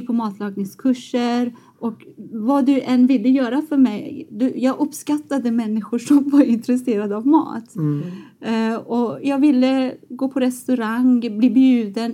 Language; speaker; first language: Swedish; non-native, fluent; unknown